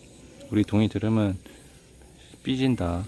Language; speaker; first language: Korean; native; Korean